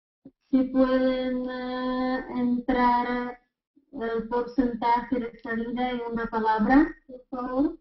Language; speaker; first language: Spanish; non-native, fluent; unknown